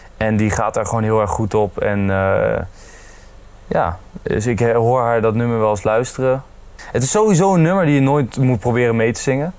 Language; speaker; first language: Dutch; native; Dutch